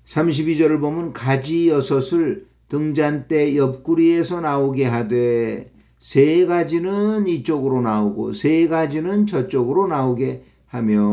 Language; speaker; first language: Korean; native; Korean